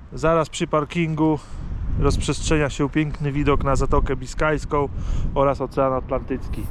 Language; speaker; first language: Polish; native; Polish